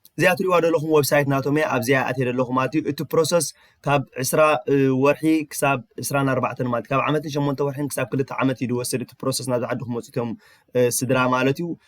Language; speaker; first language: Tigrinya; early bilingual, heritage; Tigrinya